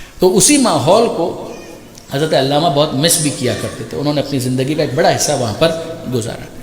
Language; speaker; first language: Urdu; native; Urdu